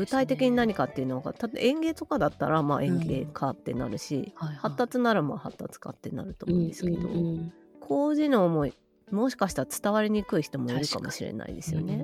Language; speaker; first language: Japanese; native; Japanese